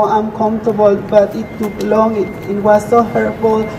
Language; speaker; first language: English; non-native, fluent; Spanish